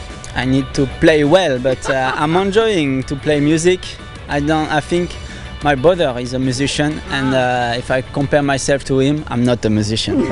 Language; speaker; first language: English; non-native, fluent; French